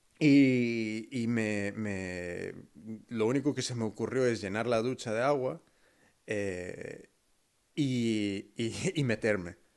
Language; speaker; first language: Spanish; early bilingual, heritage; Spanish